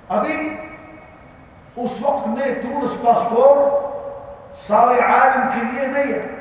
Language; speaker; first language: Urdu; non-native, learner; Arabic